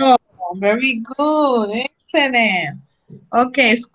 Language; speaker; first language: English; non-native, learner; Spanish